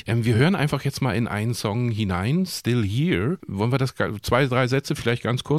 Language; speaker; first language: German; native; German